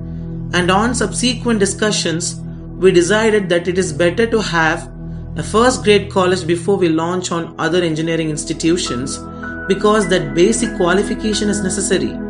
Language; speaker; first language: English; non-native, local second language; Tamil